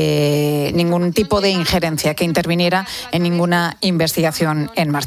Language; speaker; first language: Spanish; native; Spanish